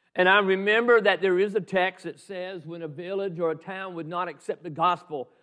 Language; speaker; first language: English; native; English